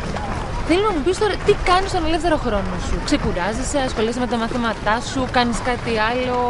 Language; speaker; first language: Greek; native; Greek